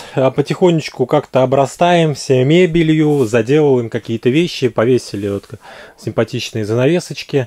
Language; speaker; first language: Russian; native; Russian